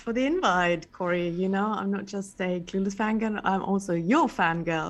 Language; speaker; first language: English; non-native, fluent; German